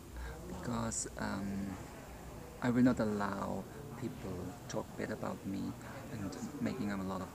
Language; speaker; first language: English; non-native, fluent; German